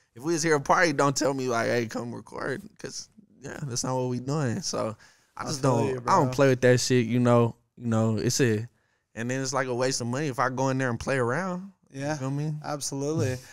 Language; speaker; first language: English; native; English